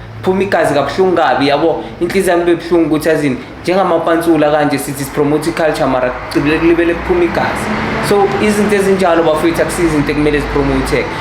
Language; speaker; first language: Zulu; native; Zulu